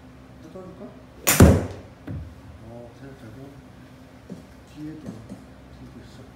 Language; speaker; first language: Korean; native; Korean